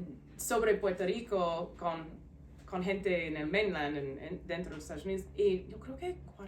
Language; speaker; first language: Spanish; non-native, learner; English